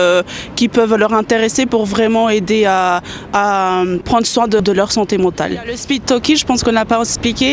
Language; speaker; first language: French; non-native, fluent; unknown